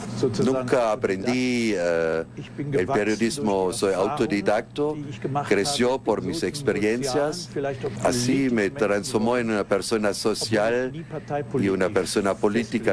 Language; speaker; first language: Spanish; non-native, fluent; German